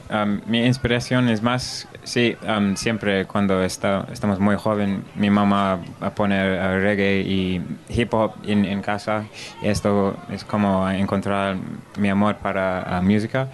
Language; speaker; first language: Spanish; non-native, learner; English